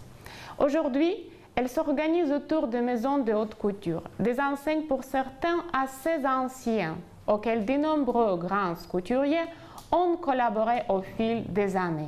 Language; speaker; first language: French; non-native, fluent; Ukrainian